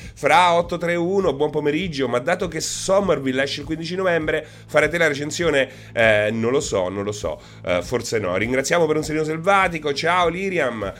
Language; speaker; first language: Italian; native; Italian